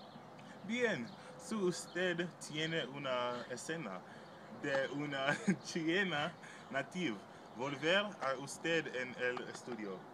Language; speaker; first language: Spanish; non-native, learner; English